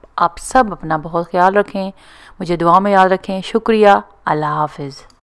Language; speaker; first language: Urdu; native; Urdu